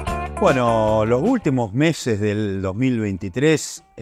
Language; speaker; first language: Spanish; native; Spanish